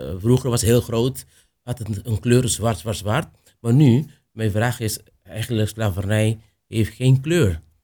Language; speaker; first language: Dutch; non-native, local second language; Papiamento